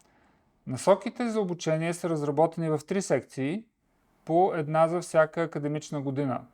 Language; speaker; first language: Bulgarian; native; Bulgarian